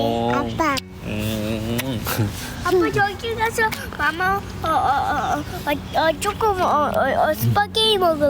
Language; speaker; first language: Korean; early bilingual, heritage; Korean